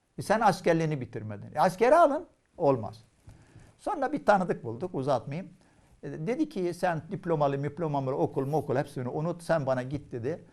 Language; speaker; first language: Turkish; non-native, fluent; Arabic